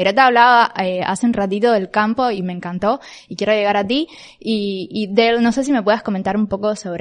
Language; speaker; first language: Spanish; native; Spanish